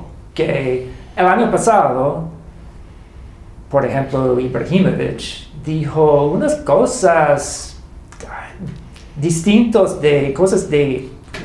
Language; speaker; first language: Spanish; non-native, learner; English